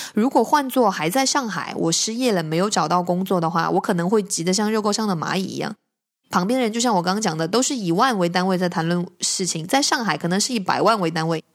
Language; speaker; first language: Chinese; native; Chinese